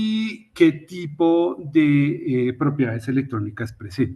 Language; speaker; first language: Spanish; native; Spanish